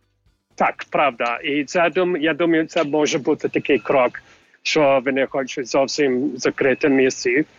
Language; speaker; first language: Ukrainian; early bilingual, heritage; English